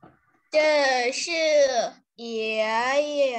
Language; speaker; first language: Chinese; non-native, learner; Thai